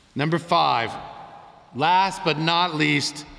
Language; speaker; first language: English; native; English